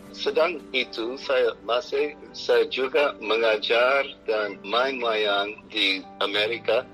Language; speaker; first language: Indonesian; non-native, fluent; English